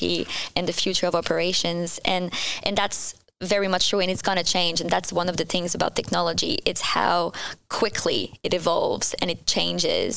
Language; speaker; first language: English; non-native, fluent; French